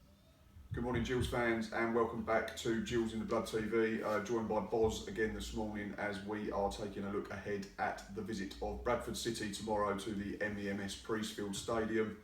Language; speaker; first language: English; native; English